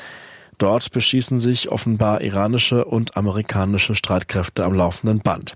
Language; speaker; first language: German; native; German